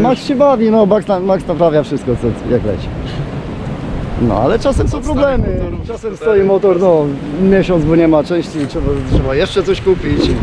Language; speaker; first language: Polish; native; Polish